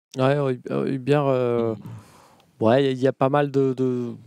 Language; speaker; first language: French; native; French